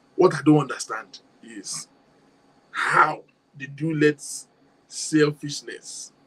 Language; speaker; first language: English; non-native, local second language; Yoruba